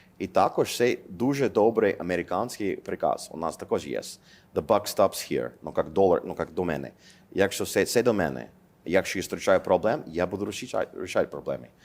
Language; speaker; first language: Ukrainian; non-native, learner; English